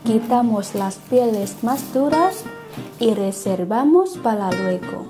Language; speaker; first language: Spanish; non-native, fluent; Thai